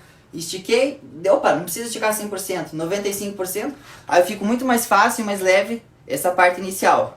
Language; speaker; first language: Portuguese; native; Portuguese